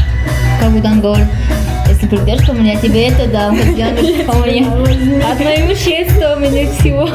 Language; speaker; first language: Russian; non-native, learner; Japanese